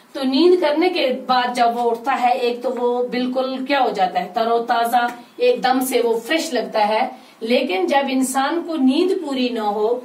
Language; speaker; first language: Urdu; non-native, local second language; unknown